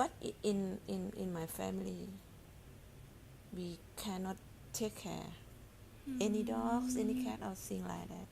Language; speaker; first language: English; non-native, learner; Thai